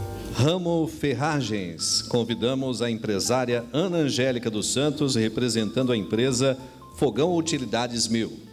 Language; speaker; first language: Portuguese; native; Portuguese